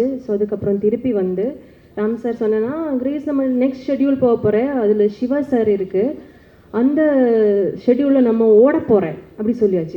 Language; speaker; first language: Tamil; non-native, learner; Malayalam